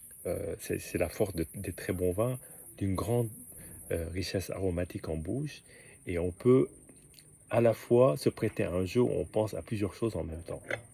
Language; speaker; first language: French; native; French